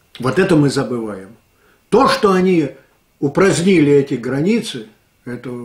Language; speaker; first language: Russian; non-native, local second language; Ukrainian